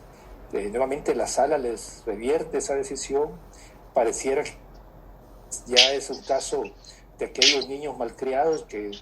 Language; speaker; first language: Spanish; native; Spanish